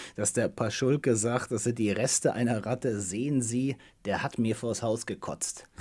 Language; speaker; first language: German; native; German